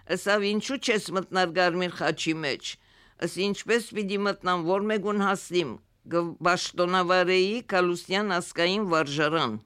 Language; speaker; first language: Armenian; early bilingual, heritage; Armenian